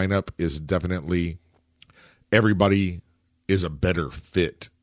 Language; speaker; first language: English; native; English